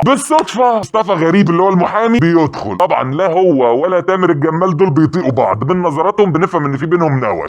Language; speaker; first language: Arabic; native; Arabic